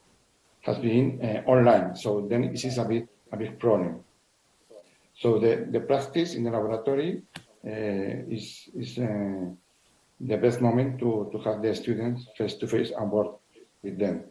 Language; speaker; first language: English; non-native, learner; Spanish